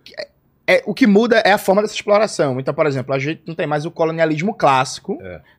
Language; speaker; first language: Portuguese; native; Portuguese